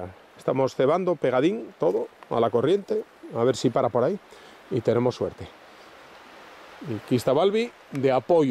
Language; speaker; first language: Spanish; native; Spanish